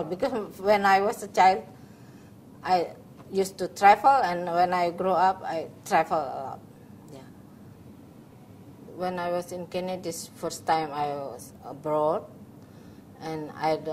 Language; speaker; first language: English; non-native, learner; Indonesian